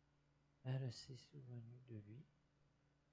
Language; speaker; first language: French; non-native, learner; English